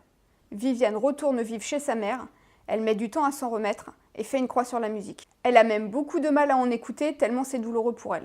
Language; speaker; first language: French; native; French